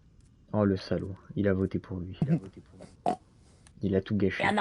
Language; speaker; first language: French; native; French